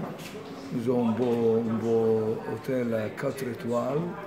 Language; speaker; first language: French; non-native, learner; Italian